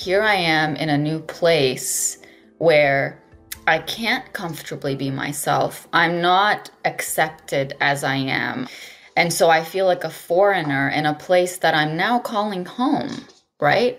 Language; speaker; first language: English; non-native, fluent; Arabic